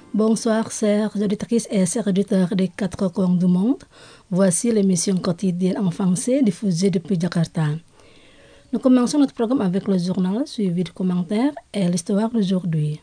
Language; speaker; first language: French; non-native, fluent; Indonesian